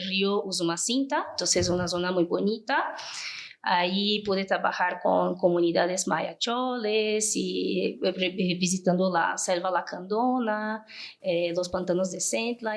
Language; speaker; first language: Spanish; non-native, fluent; Portuguese